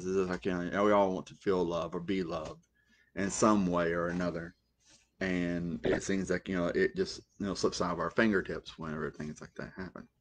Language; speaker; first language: English; native; English